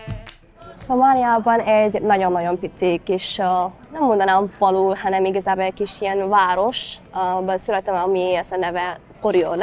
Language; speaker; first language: Hungarian; non-native, fluent; Somali